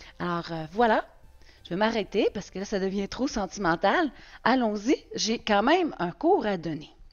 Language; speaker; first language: French; native; French